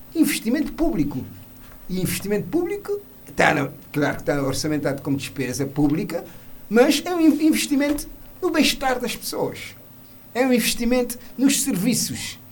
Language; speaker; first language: Portuguese; non-native, local second language; Kabuverdianu